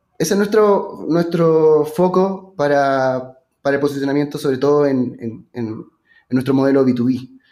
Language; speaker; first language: Spanish; native; Spanish